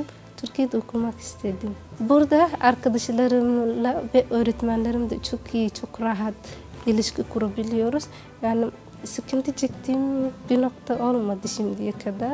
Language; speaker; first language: Turkish; non-native, fluent; Somali